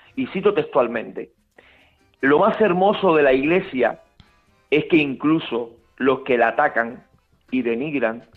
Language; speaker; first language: Spanish; native; Spanish